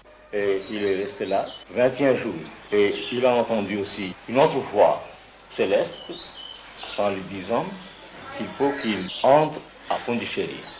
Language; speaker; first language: French; non-native, fluent; Bangla